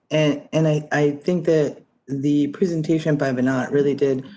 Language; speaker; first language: English; early bilingual, other home language; Spanish